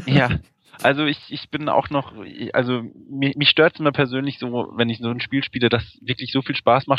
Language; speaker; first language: German; native; German